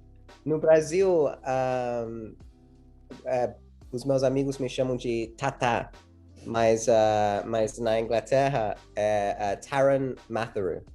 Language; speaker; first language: Portuguese; early bilingual, heritage; English